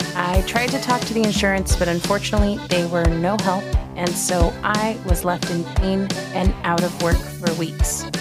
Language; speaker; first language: English; native; English